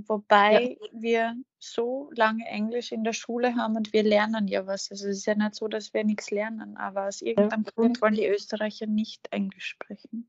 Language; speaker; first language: German; native; German